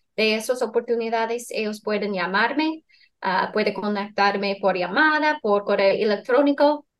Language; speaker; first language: Spanish; non-native, fluent; English